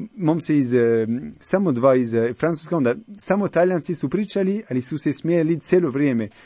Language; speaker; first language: Croatian; non-native, learner; French